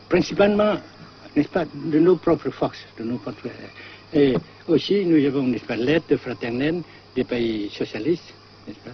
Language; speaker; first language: French; non-native, fluent; Vietnamese